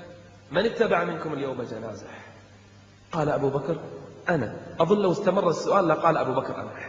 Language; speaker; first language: Arabic; native; Arabic